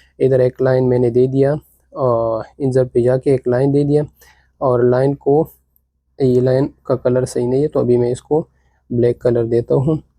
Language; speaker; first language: Urdu; non-native, local second language; Pashto